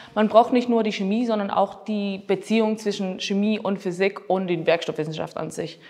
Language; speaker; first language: German; non-native, fluent; Spanish